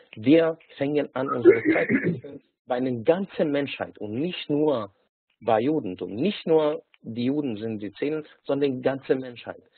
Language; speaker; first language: German; non-native, fluent; Hungarian